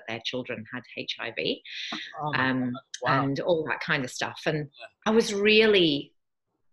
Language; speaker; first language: English; native; English